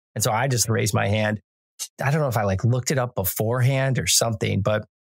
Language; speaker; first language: English; native; English